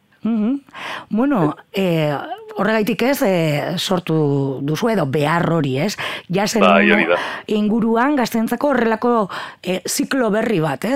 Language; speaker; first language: Basque; native; Basque